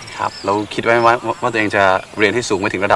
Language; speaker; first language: Thai; native; Thai